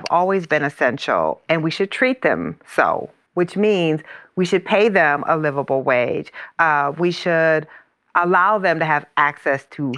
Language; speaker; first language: English; native; English